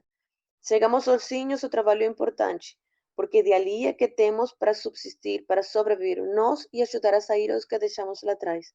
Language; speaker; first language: Portuguese; non-native, fluent; Spanish